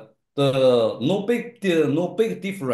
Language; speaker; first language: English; non-native, learner; Chinese